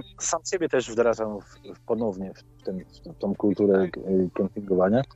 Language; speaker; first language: Polish; native; Polish